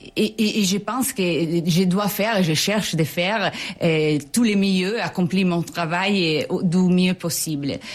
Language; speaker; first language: French; non-native, fluent; Italian